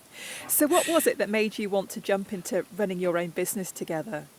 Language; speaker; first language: English; native; English